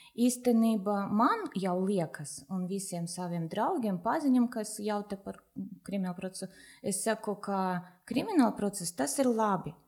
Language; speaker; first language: Latvian; non-native, local second language; Russian